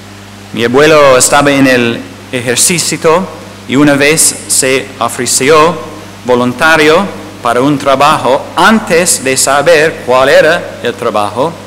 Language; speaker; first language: Spanish; non-native, fluent; English